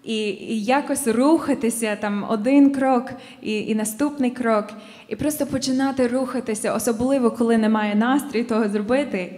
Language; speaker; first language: Ukrainian; non-native, fluent; English